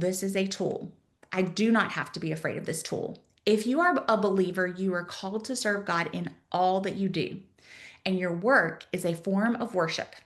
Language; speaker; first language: English; native; English